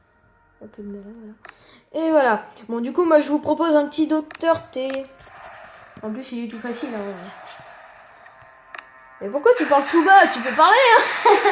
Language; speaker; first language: French; native; French